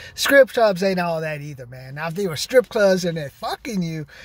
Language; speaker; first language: English; native; English